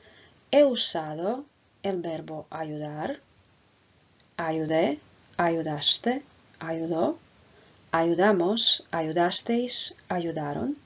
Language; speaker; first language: Spanish; non-native, fluent; Croatian